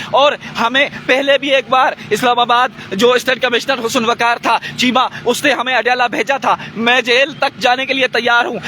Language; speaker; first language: Urdu; non-native, local second language; Sindhi